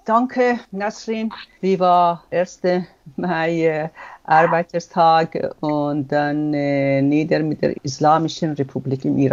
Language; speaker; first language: German; non-native, learner; Persian